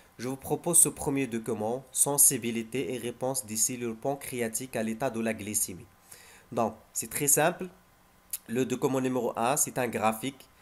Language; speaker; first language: French; non-native, local second language; Arabic